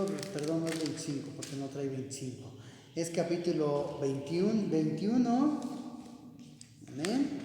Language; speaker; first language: Spanish; native; Spanish